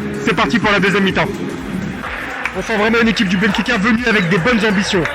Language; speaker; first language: French; native; French